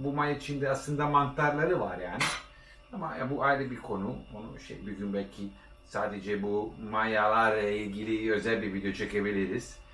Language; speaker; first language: Turkish; non-native, learner; Italian